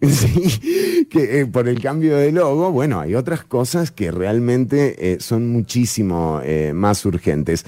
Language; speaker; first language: Spanish; native; Spanish